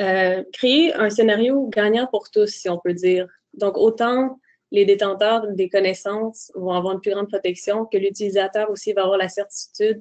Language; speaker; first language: French; native; French